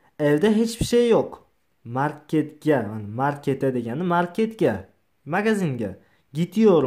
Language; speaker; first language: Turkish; non-native, learner; Uzbek